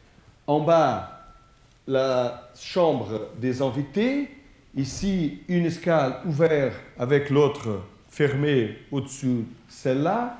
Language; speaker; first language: French; non-native, fluent; Portuguese